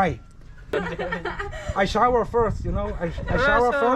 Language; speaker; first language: English; non-native, fluent; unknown